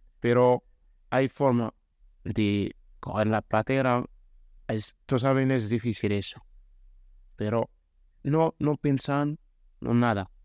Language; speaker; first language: Spanish; non-native, learner; Arabic